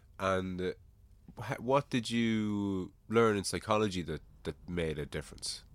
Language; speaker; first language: English; native; English